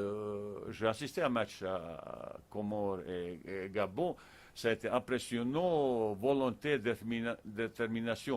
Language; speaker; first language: French; non-native, fluent; Bosnian